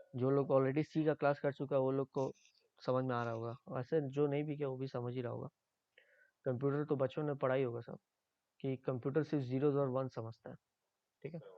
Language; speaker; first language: Hindi; native; Hindi